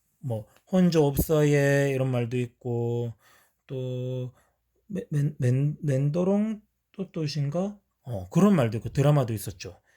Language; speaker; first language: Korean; native; Korean